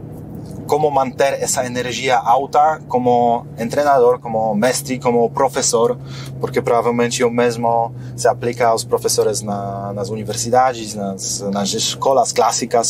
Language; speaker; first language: Spanish; non-native, learner; Polish